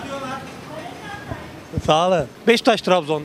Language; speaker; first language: Turkish; native; Turkish